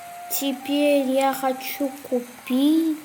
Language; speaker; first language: Russian; non-native, local second language; Kazakh